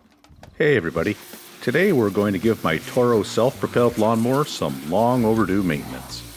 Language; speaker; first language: English; native; English